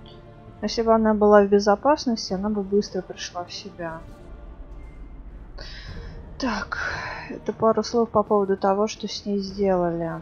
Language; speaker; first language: Russian; native; Russian